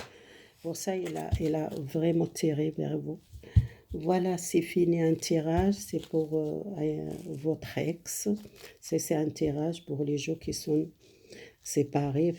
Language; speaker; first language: French; non-native, learner; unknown